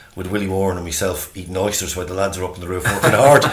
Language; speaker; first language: English; native; English